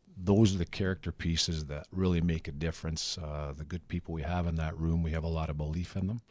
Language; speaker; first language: English; native; English